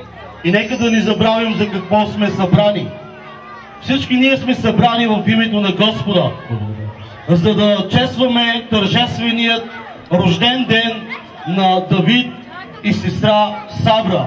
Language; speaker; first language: Bulgarian; non-native, local second language; Romany